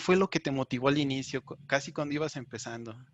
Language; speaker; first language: Spanish; native; Spanish